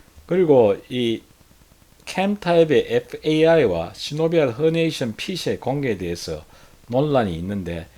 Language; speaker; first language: Korean; native; Korean